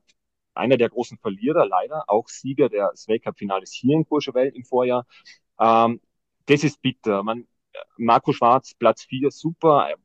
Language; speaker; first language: German; native; German